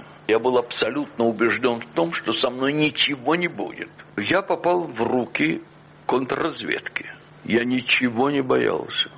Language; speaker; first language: Russian; native; Russian